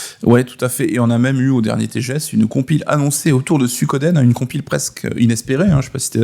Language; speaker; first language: French; native; French